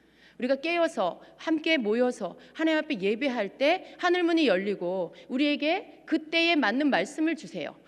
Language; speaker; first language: Korean; native; Korean